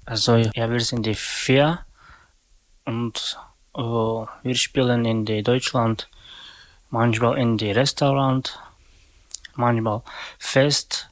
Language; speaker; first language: German; non-native, learner; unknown